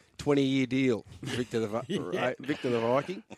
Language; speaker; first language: English; native; English